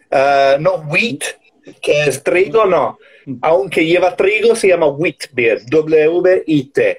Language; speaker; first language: Spanish; non-native, fluent; English